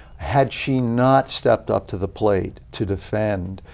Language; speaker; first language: English; native; English